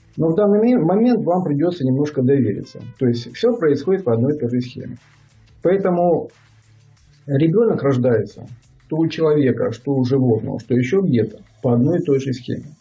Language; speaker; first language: Russian; native; Russian